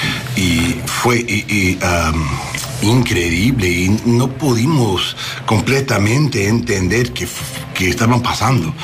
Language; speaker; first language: Spanish; non-native, learner; English